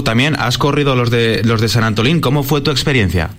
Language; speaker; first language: Spanish; native; Spanish